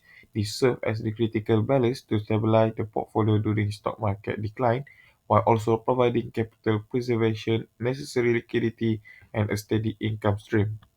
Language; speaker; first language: English; non-native, local second language; Malay